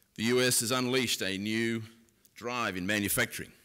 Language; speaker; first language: English; native; English